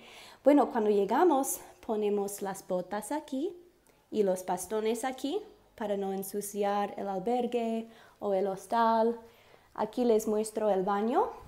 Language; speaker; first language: Spanish; non-native, fluent; English